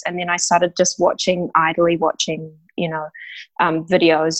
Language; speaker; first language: English; native; English